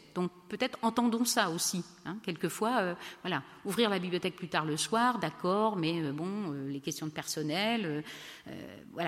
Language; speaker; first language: French; native; French